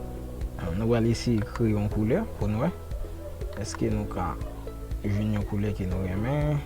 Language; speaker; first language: French; non-native, local second language; Haitian Creole